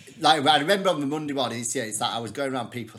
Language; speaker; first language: English; native; English